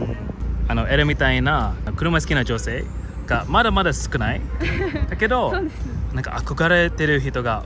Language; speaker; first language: Japanese; non-native, fluent; English